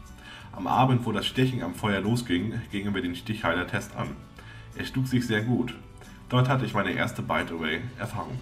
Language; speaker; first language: German; native; German